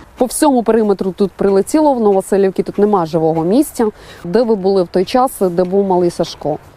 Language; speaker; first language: Ukrainian; native; Ukrainian